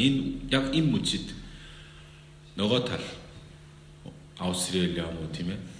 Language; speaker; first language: Mongolian; non-native, fluent; Korean